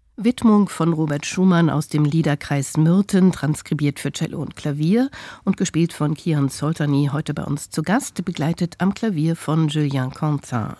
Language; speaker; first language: German; native; German